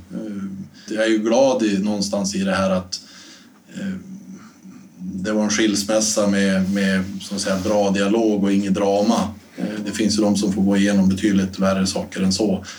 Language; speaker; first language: Swedish; native; Swedish